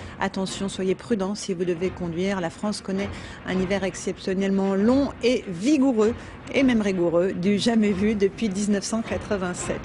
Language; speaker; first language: French; native; French